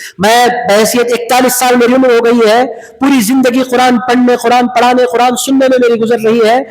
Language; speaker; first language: Urdu; native; Urdu